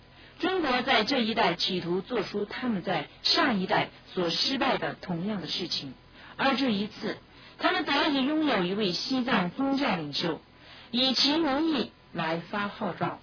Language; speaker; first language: Chinese; native; Chinese